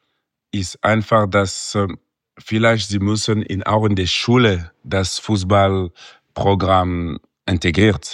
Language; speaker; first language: German; non-native, local second language; French